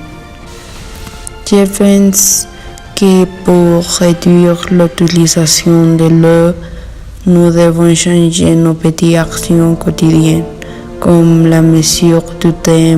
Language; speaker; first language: French; non-native, learner; Spanish